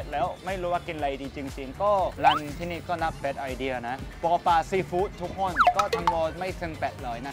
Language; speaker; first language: Thai; non-native, fluent; Korean